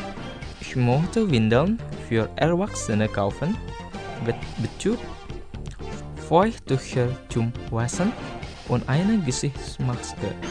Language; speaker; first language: German; non-native, fluent; Indonesian